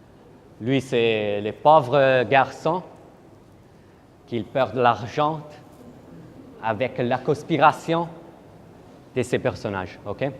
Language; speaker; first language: French; non-native, learner; Italian